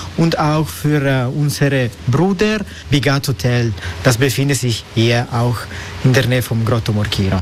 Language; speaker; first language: German; non-native, local second language; Italian